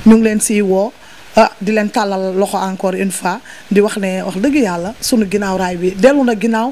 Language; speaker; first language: Wolof; native; Wolof